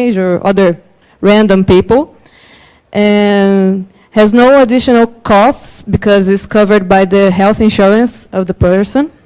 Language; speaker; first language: English; non-native, fluent; Portuguese